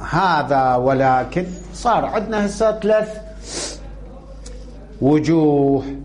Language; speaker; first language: Arabic; native; Arabic